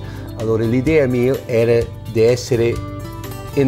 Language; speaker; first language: Italian; early bilingual, heritage; Italian